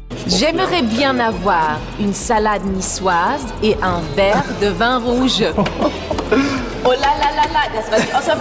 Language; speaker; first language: French; non-native, learner; German